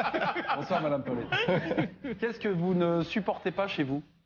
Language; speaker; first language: French; native; French